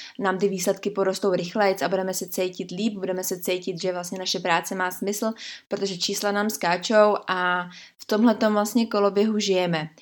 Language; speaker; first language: Czech; native; Czech